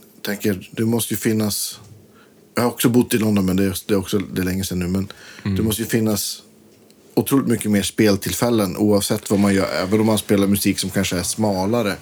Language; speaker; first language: Swedish; native; Swedish